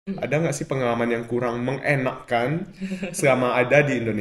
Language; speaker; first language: Indonesian; native; Indonesian